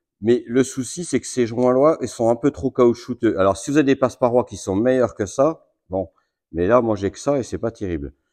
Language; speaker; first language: French; native; French